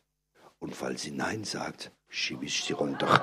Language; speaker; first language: German; non-native, fluent; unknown